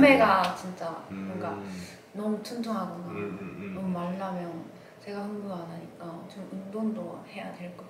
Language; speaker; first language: Korean; non-native, learner; Japanese